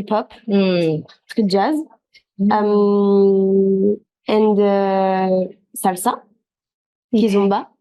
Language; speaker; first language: English; non-native, learner; French